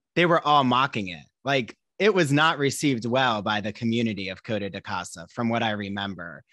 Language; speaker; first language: English; native; English